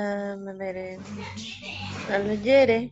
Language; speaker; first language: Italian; non-native, learner; Spanish